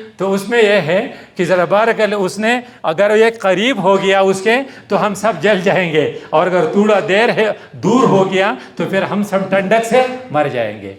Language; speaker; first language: Urdu; non-native, local second language; Pashto